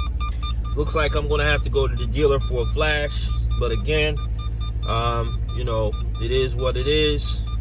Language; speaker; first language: English; native; English